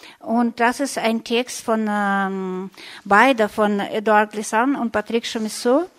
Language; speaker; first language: German; non-native, fluent; Russian